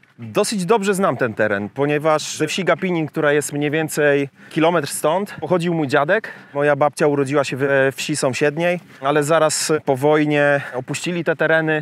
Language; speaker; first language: Polish; native; Polish